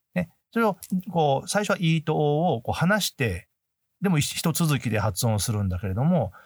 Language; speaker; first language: Japanese; native; Japanese